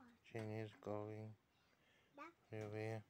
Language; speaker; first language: English; non-native, learner; Russian